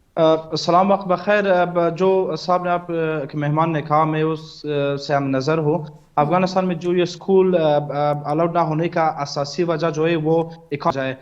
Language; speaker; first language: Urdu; non-native, fluent; Persian